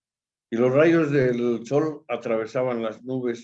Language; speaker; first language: Spanish; native; Spanish